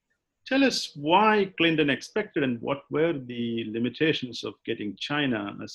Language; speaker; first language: English; non-native, local second language; Malayalam